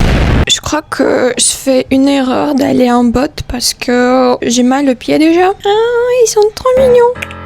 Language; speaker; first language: French; non-native, fluent; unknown